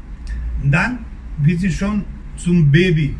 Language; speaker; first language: German; non-native, learner; Croatian